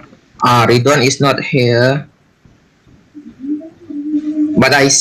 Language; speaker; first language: English; non-native, learner; Malay